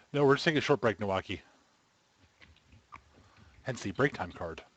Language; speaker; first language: English; native; English